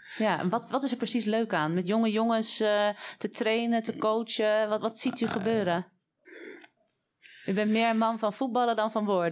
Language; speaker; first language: Dutch; native; Dutch